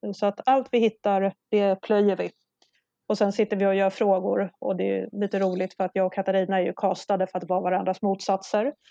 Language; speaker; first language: Swedish; non-native, local second language; Polish